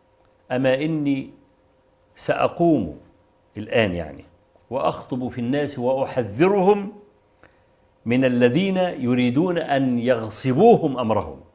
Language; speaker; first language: Arabic; native; Arabic